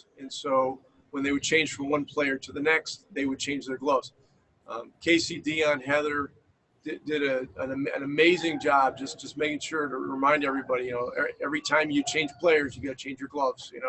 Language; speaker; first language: English; native; English